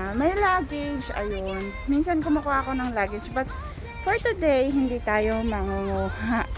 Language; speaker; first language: Filipino; native; Filipino